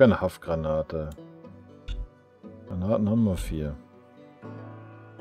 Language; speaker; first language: German; native; German